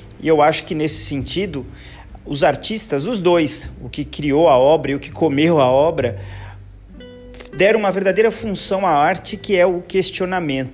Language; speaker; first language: Portuguese; native; Portuguese